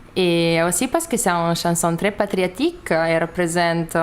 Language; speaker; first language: French; non-native, learner; Lithuanian